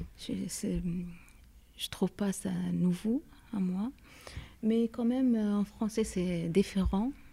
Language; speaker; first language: French; non-native, learner; Arabic